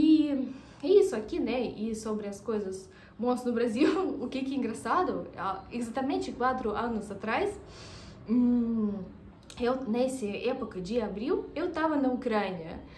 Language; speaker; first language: Portuguese; non-native, fluent; Russian